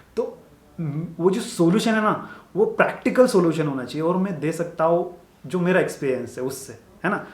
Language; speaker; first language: Hindi; non-native, local second language; Marathi